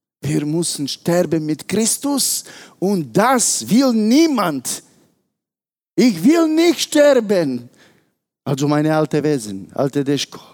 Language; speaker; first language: German; non-native, fluent; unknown